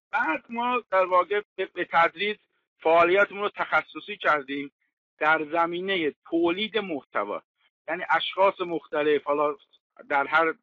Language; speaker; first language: Persian; non-native, local second language; Azerbaijani